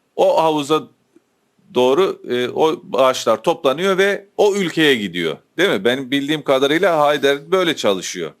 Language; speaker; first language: Turkish; native; Turkish